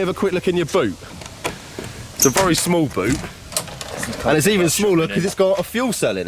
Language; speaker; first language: English; native; English